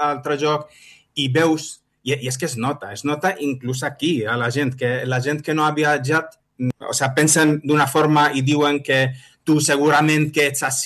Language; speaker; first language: Catalan; non-native, fluent; Arabic